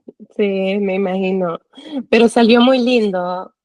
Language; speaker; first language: Spanish; early bilingual, heritage; English